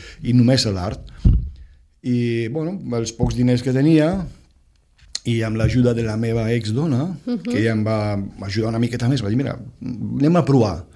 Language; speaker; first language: Catalan; non-native, fluent; Romanian